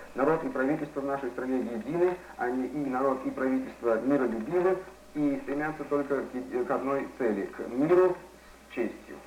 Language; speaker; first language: Russian; native; Russian